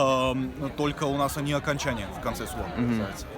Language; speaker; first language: Russian; early bilingual, other home language; Bulgarian